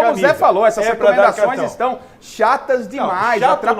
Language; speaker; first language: Portuguese; native; Portuguese